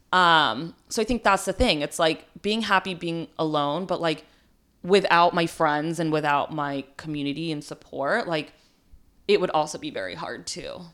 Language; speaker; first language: English; early bilingual, other home language; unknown